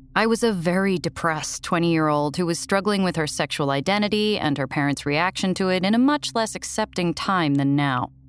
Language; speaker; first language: English; native; English